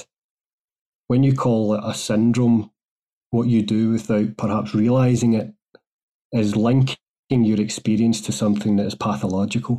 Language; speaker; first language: English; native; English